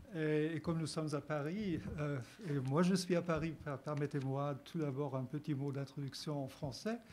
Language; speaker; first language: French; non-native, fluent; German